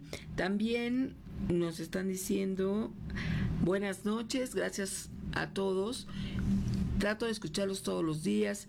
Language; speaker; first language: Spanish; native; Spanish